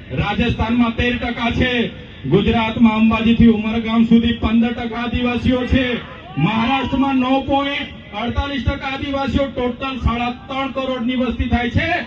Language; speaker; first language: Gujarati; non-native, local second language; Vasavi